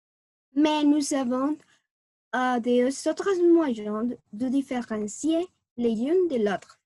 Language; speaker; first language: French; non-native, learner; Spanish